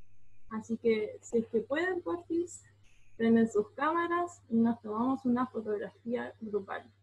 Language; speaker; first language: Spanish; native; Spanish